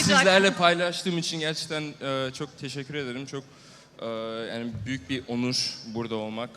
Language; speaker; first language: Turkish; early bilingual, heritage; Turkish